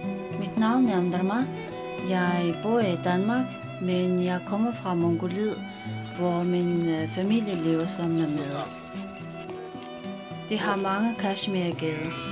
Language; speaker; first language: Danish; non-native, fluent; Mongolian